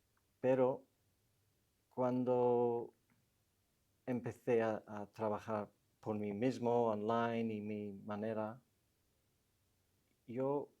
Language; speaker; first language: Spanish; non-native, fluent; English